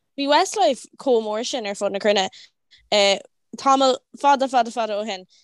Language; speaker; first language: Irish; non-native, local second language; English